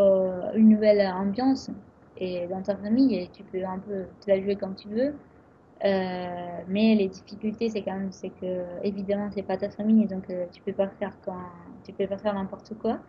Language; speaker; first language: French; non-native, fluent; Italian